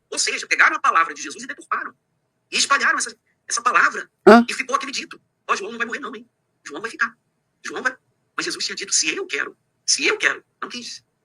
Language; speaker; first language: Portuguese; native; Portuguese